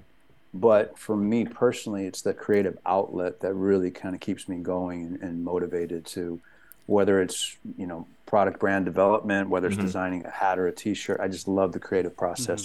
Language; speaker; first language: English; native; English